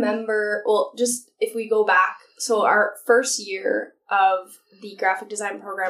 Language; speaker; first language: English; native; English